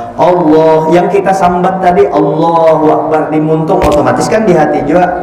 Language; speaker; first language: Indonesian; non-native, local second language; Banjar